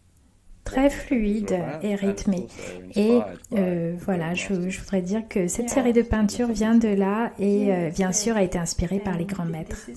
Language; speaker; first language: French; native; French